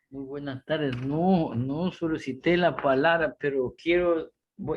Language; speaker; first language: Spanish; native; Spanish